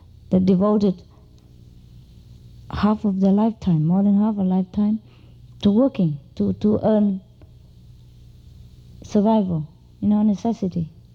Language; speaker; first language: English; non-native, fluent; Vietnamese